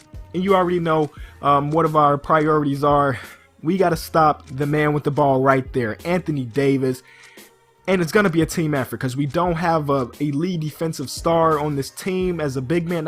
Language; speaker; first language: English; native; English